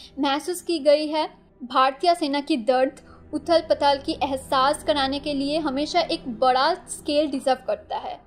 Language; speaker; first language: Hindi; non-native, local second language; Bangla